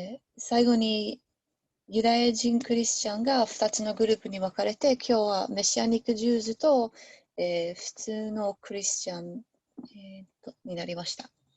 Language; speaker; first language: Japanese; non-native, learner; English